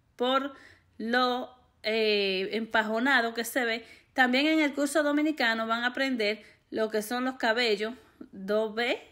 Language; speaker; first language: Spanish; native; Spanish